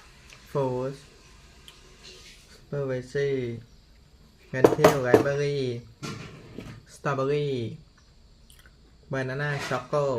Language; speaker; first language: English; non-native, learner; Thai